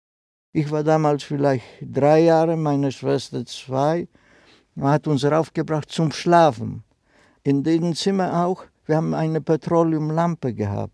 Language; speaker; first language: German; non-native, learner; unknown